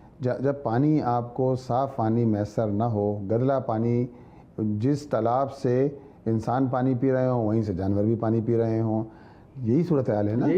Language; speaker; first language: Urdu; native; Urdu